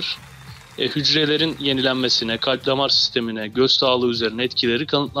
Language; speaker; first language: Turkish; native; Turkish